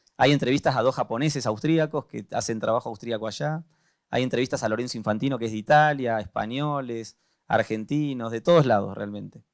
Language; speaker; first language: Spanish; native; Spanish